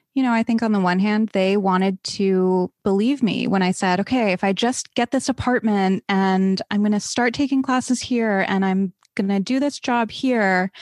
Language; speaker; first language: English; native; English